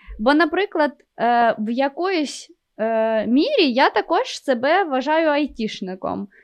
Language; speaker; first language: Ukrainian; non-native, local second language; Russian